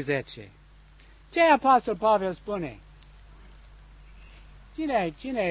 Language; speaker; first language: Romanian; non-native, learner; English